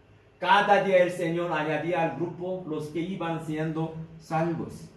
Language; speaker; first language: Spanish; non-native, learner; Korean